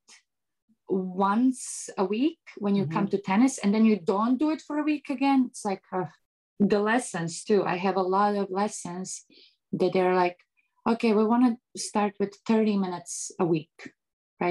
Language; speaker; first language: English; non-native, fluent; Bosnian